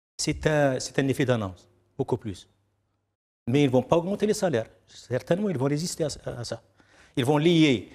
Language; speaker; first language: French; non-native, local second language; Arabic